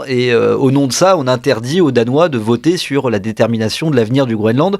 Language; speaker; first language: French; native; French